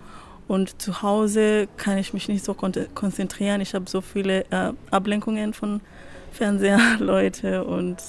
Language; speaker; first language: German; non-native, fluent; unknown